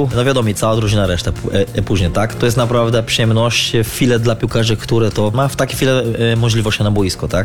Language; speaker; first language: Polish; non-native, learner; Portuguese